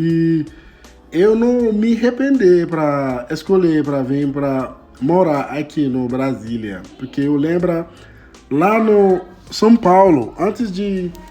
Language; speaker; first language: Portuguese; non-native, fluent; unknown